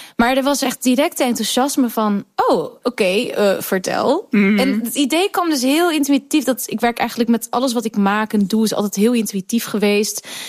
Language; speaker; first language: Dutch; early bilingual, other home language; Kurdish